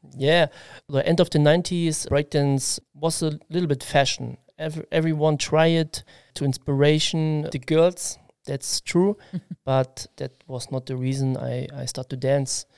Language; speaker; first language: English; non-native, learner; German